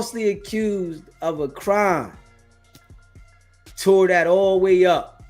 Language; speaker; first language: English; native; English